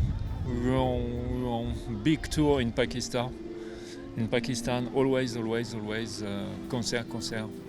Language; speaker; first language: English; non-native, learner; French